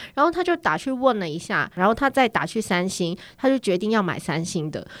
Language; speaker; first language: Chinese; non-native, fluent; Cantonese